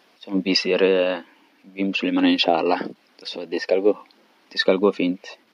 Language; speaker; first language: Swedish; non-native, learner; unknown